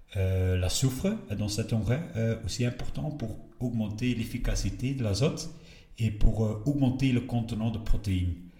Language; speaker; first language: French; non-native, local second language; Dutch